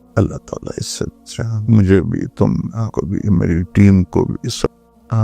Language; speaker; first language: Urdu; non-native, local second language; Punjabi